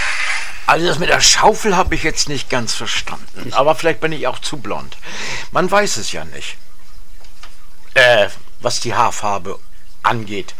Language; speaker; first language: German; native; German